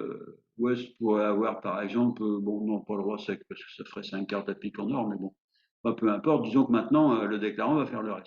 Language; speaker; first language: French; native; French